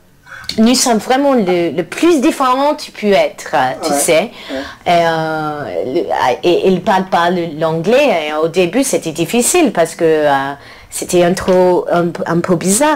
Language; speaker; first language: French; non-native, learner; English